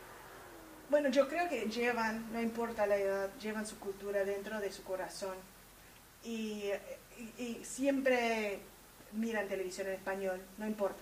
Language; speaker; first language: Spanish; early bilingual, heritage; Spanish